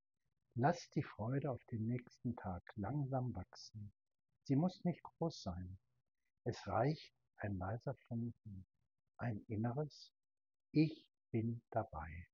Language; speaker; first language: German; native; German